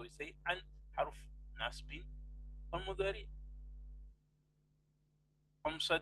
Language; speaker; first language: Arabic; non-native, fluent; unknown